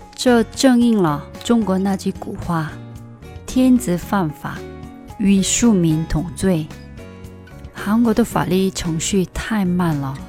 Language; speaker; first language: Chinese; non-native, fluent; Korean